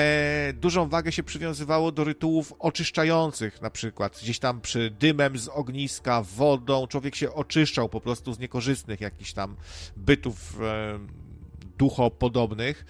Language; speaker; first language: Polish; native; Polish